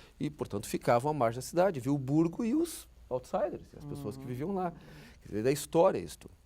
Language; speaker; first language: Portuguese; native; Portuguese